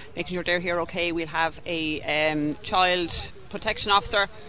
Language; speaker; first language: English; native; English